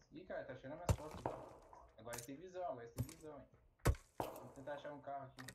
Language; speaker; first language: Portuguese; native; Portuguese